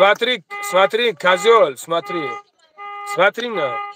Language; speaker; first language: Russian; non-native, learner; Tajik